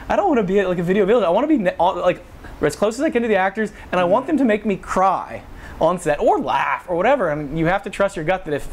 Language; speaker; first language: English; native; English